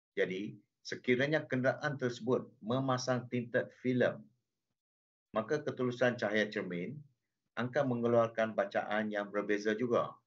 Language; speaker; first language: Malay; non-native, local second language; Chinese